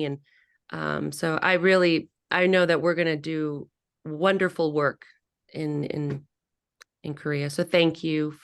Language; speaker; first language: English; non-native, local second language; Korean